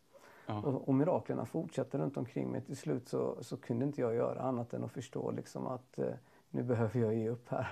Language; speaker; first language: Swedish; native; Swedish